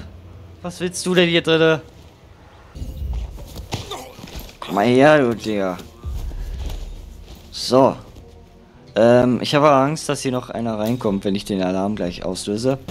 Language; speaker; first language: German; native; German